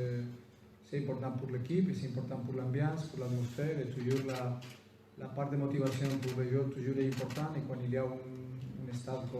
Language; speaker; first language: French; non-native, fluent; Spanish